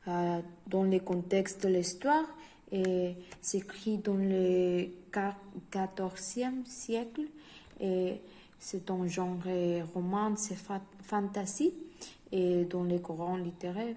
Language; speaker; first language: French; non-native, learner; Spanish